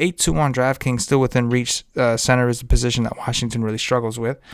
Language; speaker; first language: English; native; English